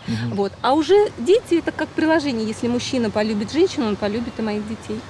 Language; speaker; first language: Russian; native; Russian